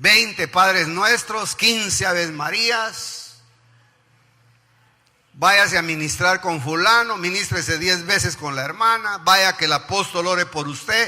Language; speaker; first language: Spanish; native; Spanish